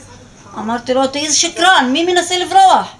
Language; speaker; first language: Hebrew; non-native, local second language; Arabic